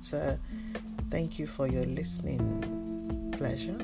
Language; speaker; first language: English; non-native, local second language; Yoruba